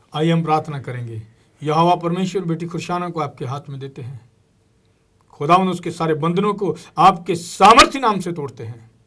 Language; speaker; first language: Hindi; non-native, local second language; Punjabi